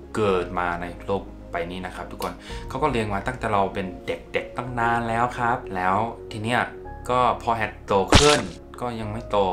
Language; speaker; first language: Thai; non-native, fluent; English